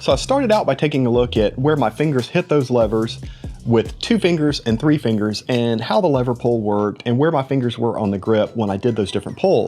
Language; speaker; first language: English; native; English